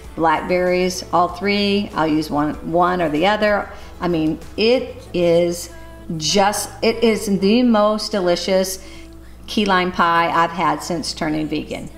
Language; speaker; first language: English; native; English